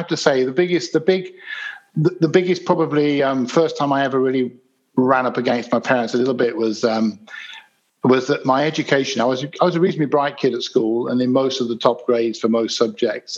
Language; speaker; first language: English; native; English